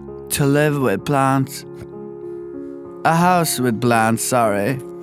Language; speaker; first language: English; non-native, learner; Norwegian